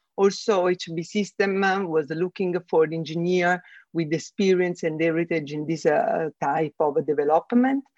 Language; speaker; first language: English; non-native, fluent; Italian